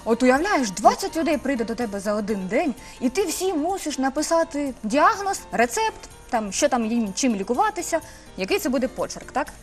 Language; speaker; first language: Ukrainian; native; Ukrainian